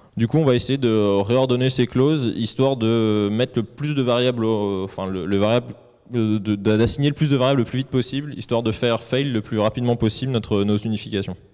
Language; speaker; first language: French; native; French